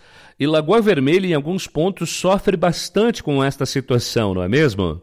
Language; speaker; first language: Portuguese; native; Portuguese